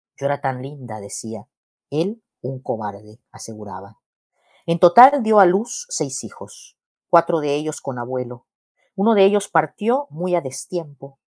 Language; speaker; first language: Spanish; native; Spanish